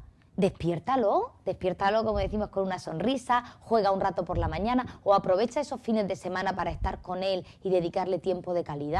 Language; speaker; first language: Spanish; native; Spanish